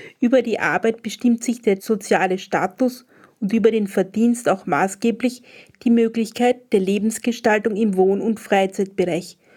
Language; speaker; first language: German; native; German